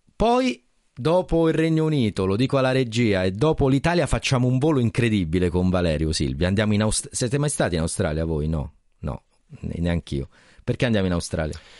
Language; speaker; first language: Italian; native; Italian